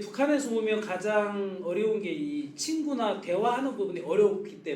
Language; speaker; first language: Korean; native; Korean